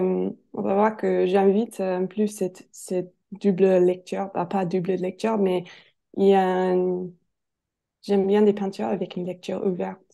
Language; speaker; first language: French; non-native, fluent; English